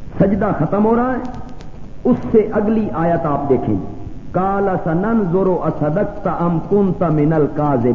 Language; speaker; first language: Urdu; non-native, local second language; Punjabi